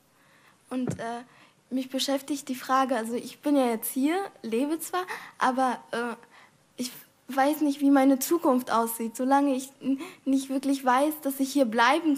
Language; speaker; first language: German; non-native, fluent; Arabic